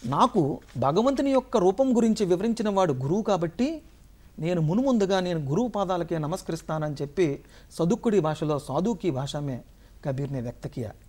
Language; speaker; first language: Telugu; native; Telugu